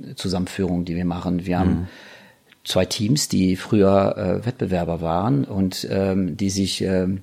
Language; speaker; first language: German; non-native, fluent; French